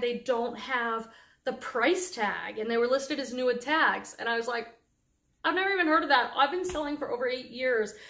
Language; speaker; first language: English; native; English